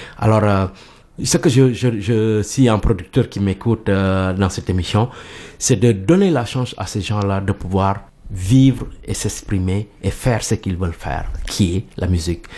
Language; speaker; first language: French; non-native, local second language; Mandingo